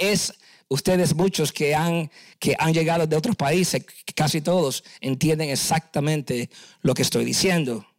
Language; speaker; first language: Spanish; early bilingual, heritage; Spanish